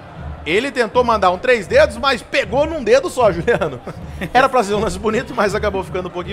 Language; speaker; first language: Portuguese; native; Portuguese